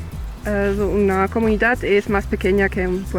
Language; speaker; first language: Spanish; non-native, learner; German